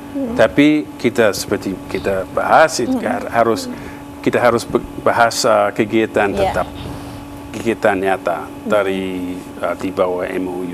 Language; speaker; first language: Indonesian; non-native, fluent; English